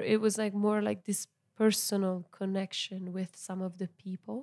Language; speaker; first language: English; non-native, fluent; Italian